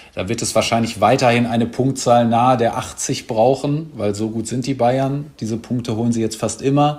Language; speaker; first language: German; native; German